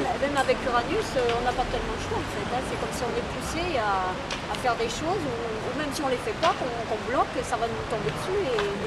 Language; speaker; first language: French; native; French